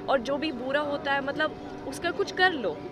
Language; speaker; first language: Hindi; non-native, fluent; Swedish